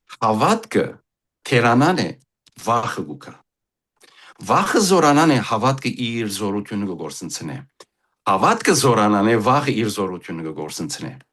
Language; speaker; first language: Armenian; early bilingual, heritage; Armenian